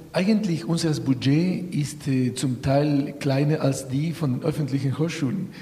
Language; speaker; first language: German; non-native, fluent; Spanish